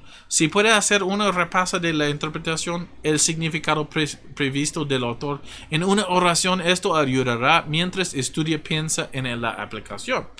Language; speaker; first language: Spanish; non-native, fluent; English